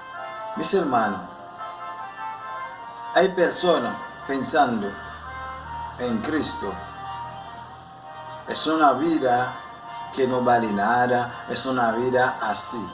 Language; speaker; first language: Spanish; non-native, learner; Haitian Creole